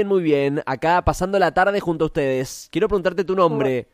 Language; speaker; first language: Spanish; native; Spanish